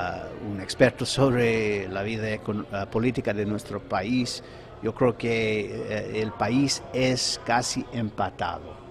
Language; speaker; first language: Spanish; non-native, fluent; English